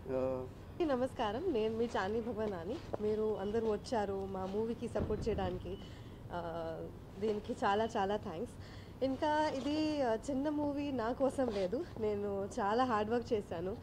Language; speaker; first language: Telugu; non-native, learner; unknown